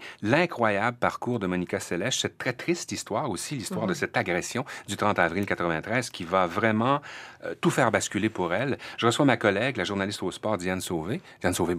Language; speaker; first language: French; native; French